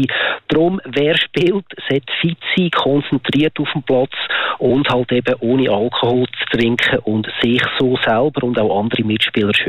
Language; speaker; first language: German; native; German